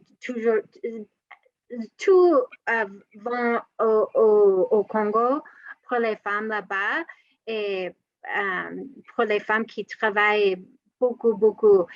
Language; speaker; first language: French; non-native, learner; English